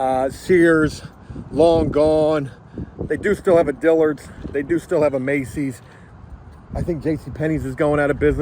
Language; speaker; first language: English; native; English